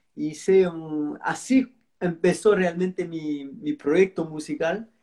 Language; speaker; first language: Spanish; non-native, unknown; French